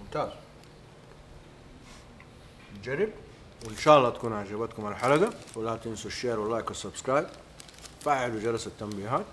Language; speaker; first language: Arabic; native; Arabic